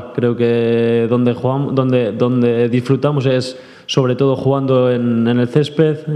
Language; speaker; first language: Spanish; native; Spanish